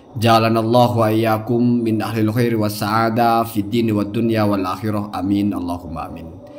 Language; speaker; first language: Indonesian; non-native, local second language; Madurese